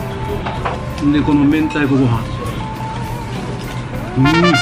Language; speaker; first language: Japanese; native; Japanese